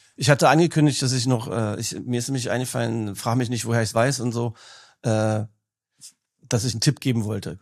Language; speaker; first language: German; native; German